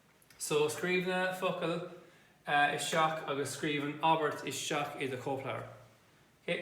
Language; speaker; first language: Irish; non-native, local second language; English